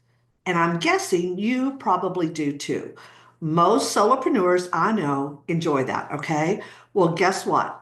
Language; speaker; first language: English; native; English